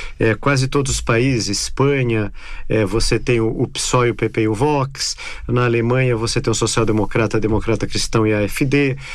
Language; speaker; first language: Portuguese; native; Portuguese